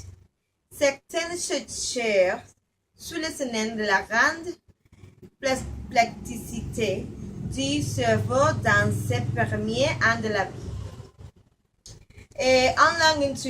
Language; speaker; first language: French; non-native, learner; Spanish